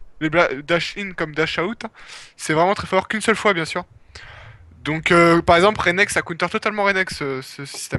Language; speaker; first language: French; native; French